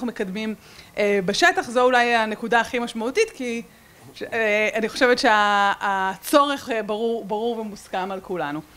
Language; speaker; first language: Hebrew; native; Hebrew